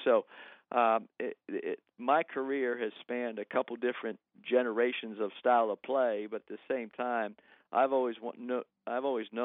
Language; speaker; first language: English; native; English